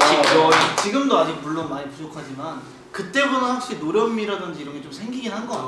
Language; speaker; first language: Korean; native; Korean